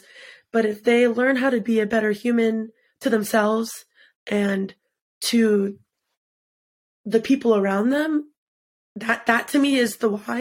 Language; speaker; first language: English; native; English